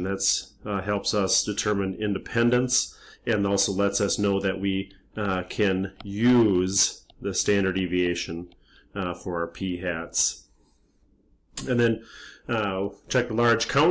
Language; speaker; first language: English; native; English